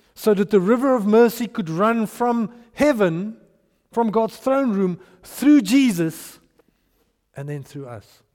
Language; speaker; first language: English; non-native, local second language; Afrikaans